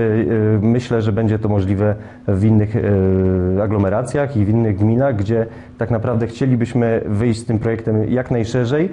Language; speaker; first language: Polish; native; Polish